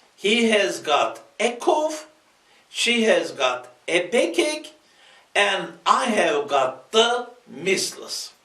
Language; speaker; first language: English; non-native, fluent; Turkish